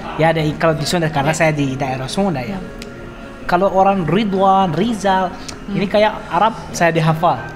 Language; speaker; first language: Indonesian; non-native, learner; Arabic